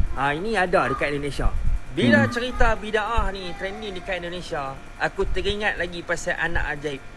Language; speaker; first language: Malay; native; Malay